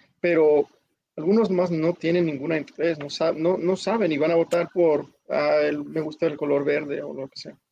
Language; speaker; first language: Spanish; early bilingual, heritage; Spanish